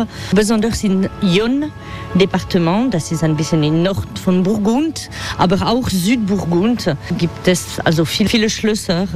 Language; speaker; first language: German; non-native, learner; French